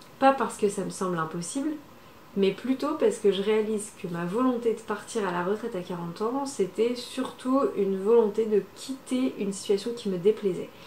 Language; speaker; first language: French; native; French